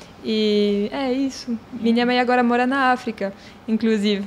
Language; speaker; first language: Portuguese; non-native, fluent; French